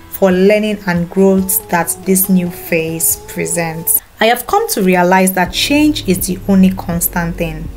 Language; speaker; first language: English; non-native, local second language; Yoruba